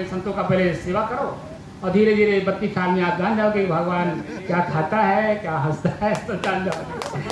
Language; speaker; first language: Hindi; native; Hindi